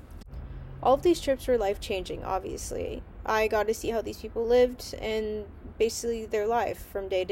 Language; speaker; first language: English; native; English